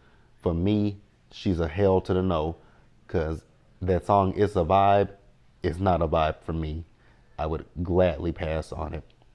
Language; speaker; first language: English; native; English